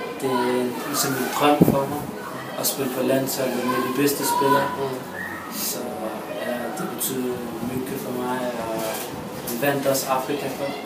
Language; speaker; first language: Danish; early bilingual, other home language; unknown